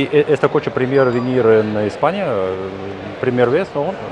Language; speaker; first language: Spanish; non-native, learner; Russian